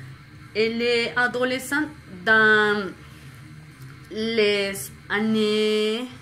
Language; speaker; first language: French; non-native, fluent; Spanish